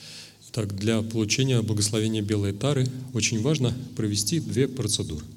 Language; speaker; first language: Russian; native; Russian